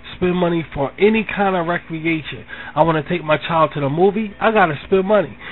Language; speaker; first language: English; native; English